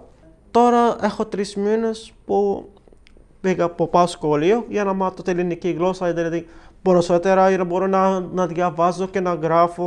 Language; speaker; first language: Greek; non-native, learner; Arabic